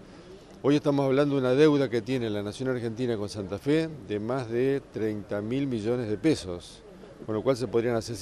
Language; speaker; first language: Spanish; native; Spanish